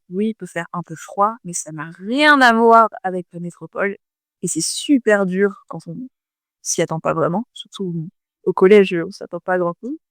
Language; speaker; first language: French; native; French